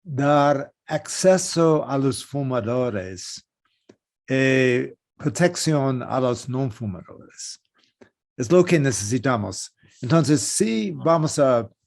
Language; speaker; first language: Spanish; non-native, learner; English